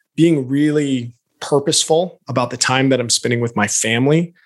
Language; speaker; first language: English; native; English